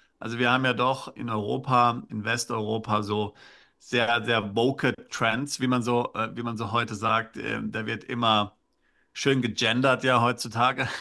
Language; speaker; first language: German; native; German